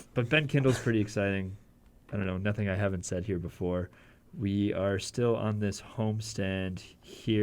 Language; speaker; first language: English; native; English